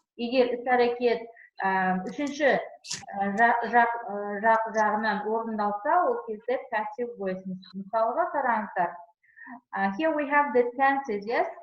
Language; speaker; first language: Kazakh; non-native, local second language; Uzbek